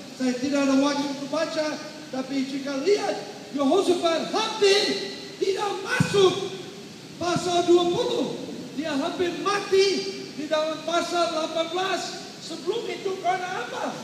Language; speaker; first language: Indonesian; non-native, learner; English